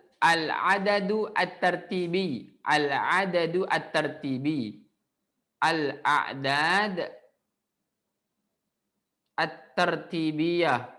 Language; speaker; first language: Arabic; non-native, fluent; Indonesian